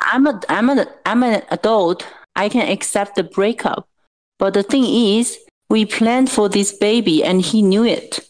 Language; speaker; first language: English; non-native, fluent; Chinese